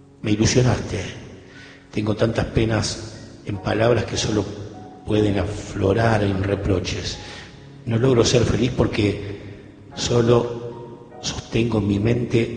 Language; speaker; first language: Spanish; native; Spanish